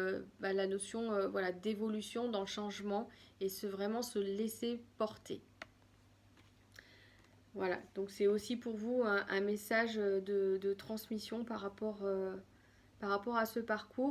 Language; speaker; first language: French; native; French